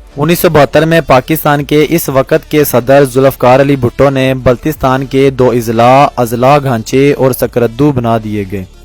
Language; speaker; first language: Urdu; non-native, local second language; Balti